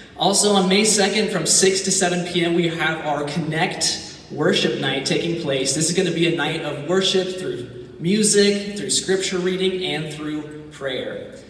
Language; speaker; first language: English; native; English